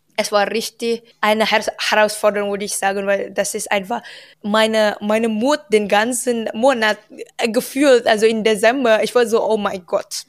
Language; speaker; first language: German; non-native, learner; Indonesian